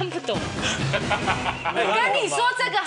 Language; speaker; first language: Chinese; non-native, fluent; Thai